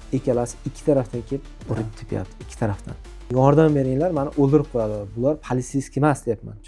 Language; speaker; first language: Uzbek; native; Uzbek